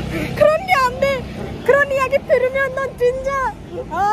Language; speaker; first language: Korean; non-native, learner; Hindi